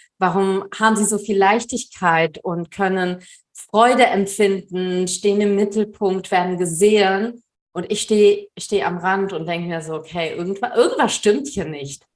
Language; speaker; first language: German; early bilingual, other home language; Tamil